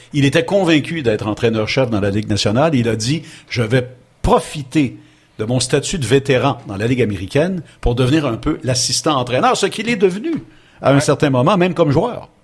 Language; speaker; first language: French; native; French